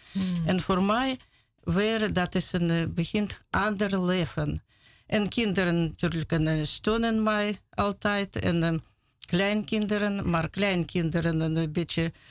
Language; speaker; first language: Dutch; non-native, learner; Russian